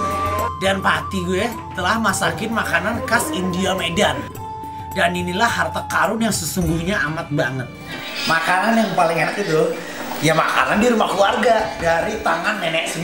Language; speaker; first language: Indonesian; native; Indonesian